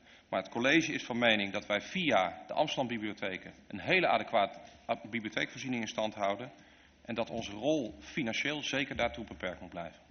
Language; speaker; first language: Dutch; native; Dutch